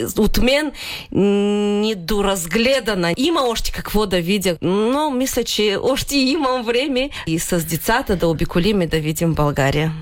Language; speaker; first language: Bulgarian; early bilingual, heritage; Bulgarian